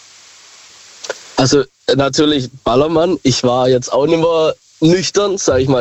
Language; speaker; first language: German; native; German